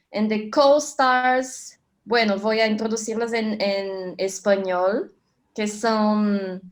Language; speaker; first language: Spanish; non-native, fluent; Portuguese